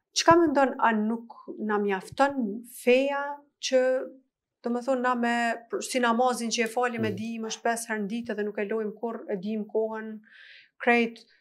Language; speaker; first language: Albanian; native; Albanian